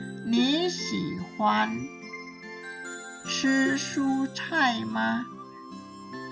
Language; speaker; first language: Chinese; non-native, fluent; Indonesian